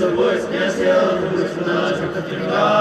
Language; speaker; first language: Korean; native; Korean